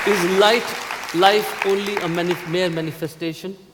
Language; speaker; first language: English; non-native, local second language; Hindi